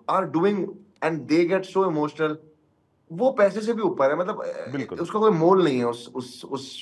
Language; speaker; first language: Hindi; native; Hindi